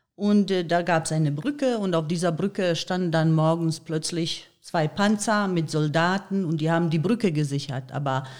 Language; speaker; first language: German; non-native, fluent; Bosnian